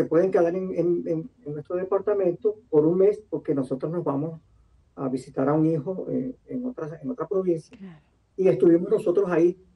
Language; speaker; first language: Spanish; native; Spanish